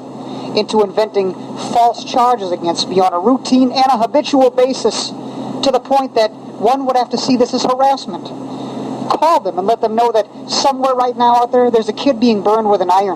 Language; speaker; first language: English; native; English